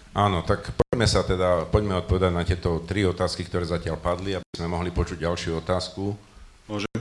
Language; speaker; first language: Slovak; native; Slovak